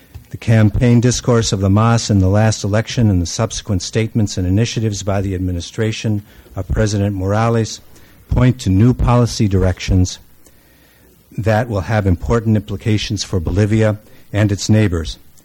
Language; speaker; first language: English; native; English